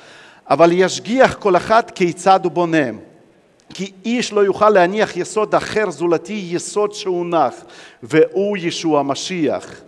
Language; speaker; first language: Hebrew; non-native, fluent; Russian